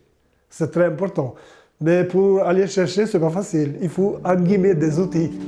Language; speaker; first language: French; non-native, learner; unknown